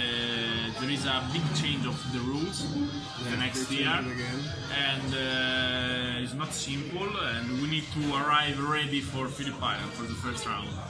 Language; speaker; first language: English; non-native, fluent; Italian